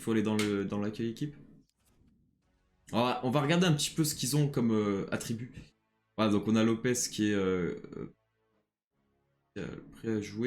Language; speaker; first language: French; native; French